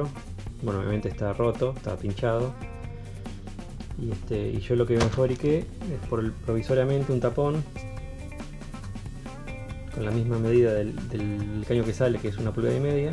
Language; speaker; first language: Spanish; native; Spanish